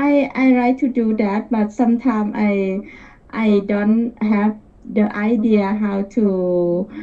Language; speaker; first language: English; non-native, learner; Thai